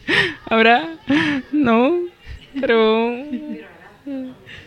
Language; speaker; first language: Spanish; non-native, learner; Hungarian